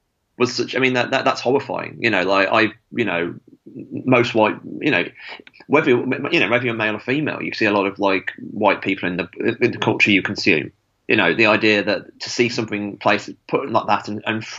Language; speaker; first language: English; native; English